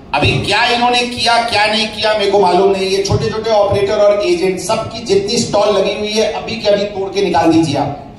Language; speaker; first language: Hindi; non-native, local second language; Marathi